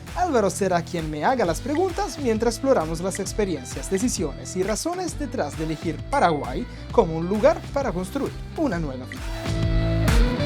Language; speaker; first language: Spanish; non-native, fluent; Italian